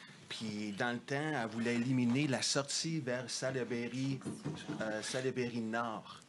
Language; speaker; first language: French; native; French